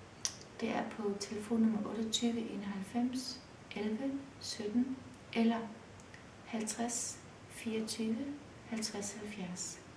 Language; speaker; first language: Danish; early bilingual, other home language; Kurdish